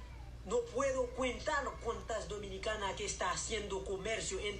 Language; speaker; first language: Spanish; non-native, learner; Haitian Creole